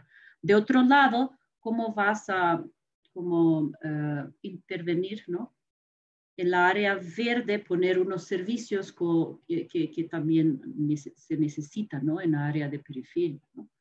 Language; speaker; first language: Spanish; non-native, fluent; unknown